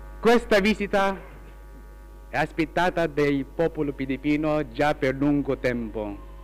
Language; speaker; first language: Italian; non-native, fluent; Filipino